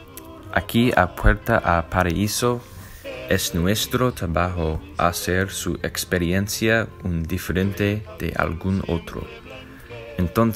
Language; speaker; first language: Spanish; non-native, learner; English